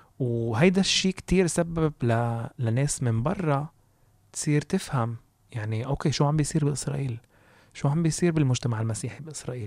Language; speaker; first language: Arabic; native; Arabic